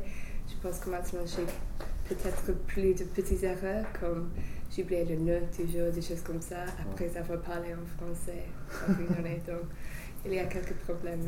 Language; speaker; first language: French; non-native, fluent; English